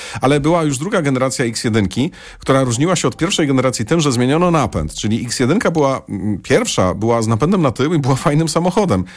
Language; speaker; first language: Polish; native; Polish